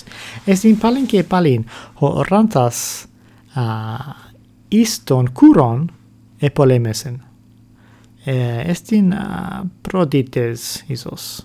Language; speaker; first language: Greek; non-native, fluent; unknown